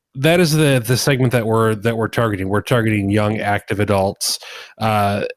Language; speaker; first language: English; native; English